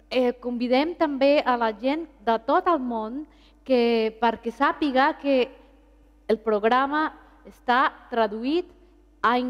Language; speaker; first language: Catalan; non-native, fluent; Spanish